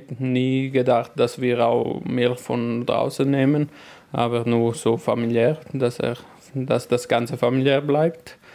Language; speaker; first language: German; non-native, local second language; Italian